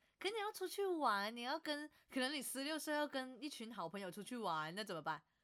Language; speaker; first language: Chinese; non-native, local second language; Cantonese